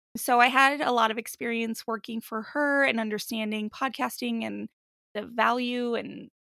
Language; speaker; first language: English; native; English